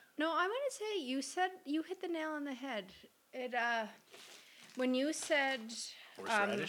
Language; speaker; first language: English; native; English